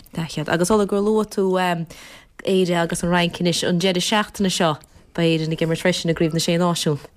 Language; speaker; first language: Irish; native; Irish